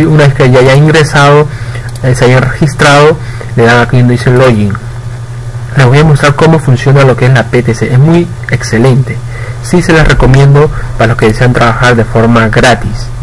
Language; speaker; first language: Spanish; native; Spanish